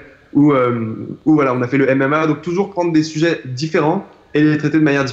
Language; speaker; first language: French; native; French